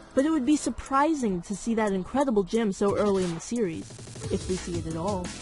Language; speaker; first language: English; native; English